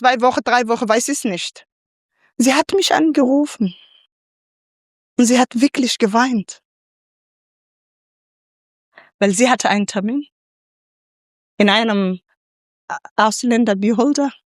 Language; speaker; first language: German; non-native, fluent; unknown